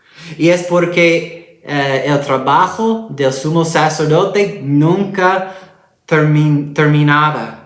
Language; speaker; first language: Spanish; non-native, fluent; English